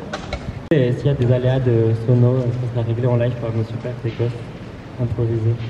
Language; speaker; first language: French; native; French